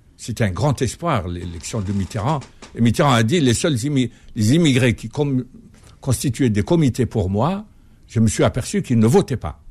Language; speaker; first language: French; non-native, local second language; Arabic